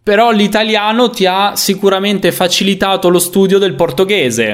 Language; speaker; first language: Italian; native; Italian